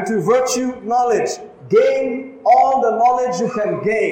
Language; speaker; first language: English; non-native, local second language; Malayalam